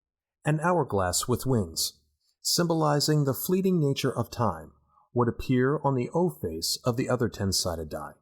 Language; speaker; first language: English; native; English